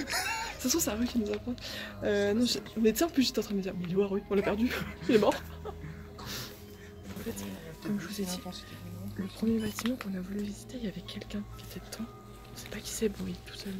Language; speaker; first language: French; native; French